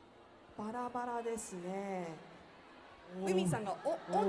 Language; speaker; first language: Japanese; native; Japanese